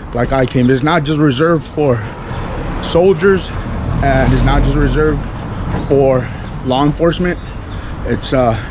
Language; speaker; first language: English; native; English